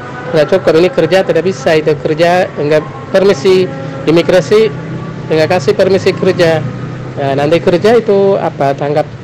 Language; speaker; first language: Indonesian; non-native, learner; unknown